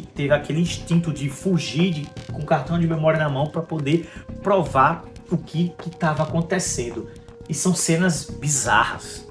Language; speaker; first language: Portuguese; native; Portuguese